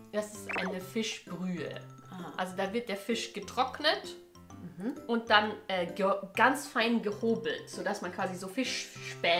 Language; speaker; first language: German; native; German